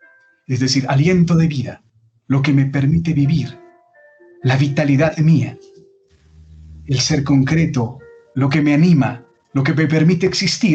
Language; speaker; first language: Spanish; native; Spanish